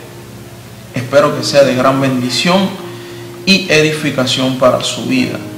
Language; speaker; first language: Spanish; native; Spanish